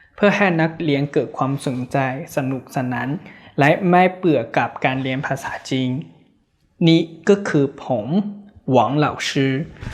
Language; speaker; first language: Thai; non-native, fluent; Chinese